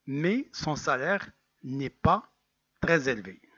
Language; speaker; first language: French; non-native, local second language; Arabic